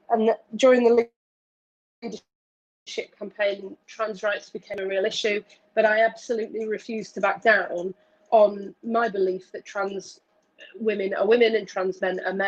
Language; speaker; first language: English; native; English